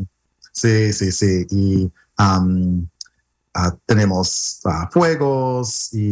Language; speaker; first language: Spanish; non-native, learner; English